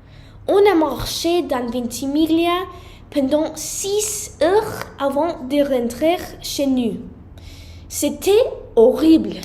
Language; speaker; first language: French; non-native, learner; English